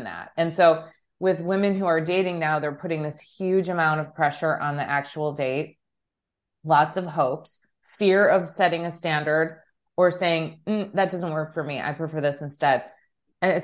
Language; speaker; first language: English; native; English